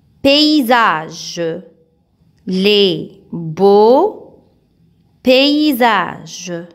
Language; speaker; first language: French; non-native, local second language; Arabic